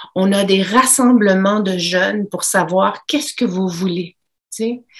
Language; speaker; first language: French; native; French